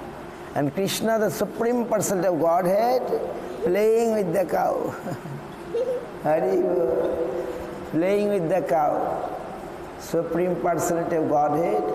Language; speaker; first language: English; non-native, local second language; Bangla